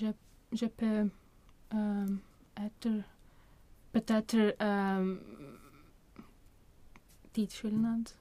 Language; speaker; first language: French; non-native, learner; Swedish